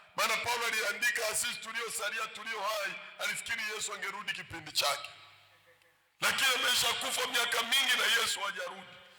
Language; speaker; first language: Swahili; native; Swahili